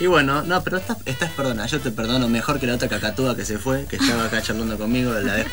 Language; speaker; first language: Spanish; native; Spanish